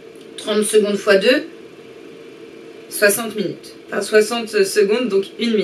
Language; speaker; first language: French; native; French